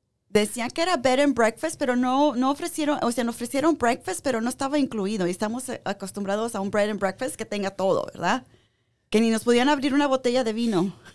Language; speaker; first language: Spanish; early bilingual, heritage; Spanish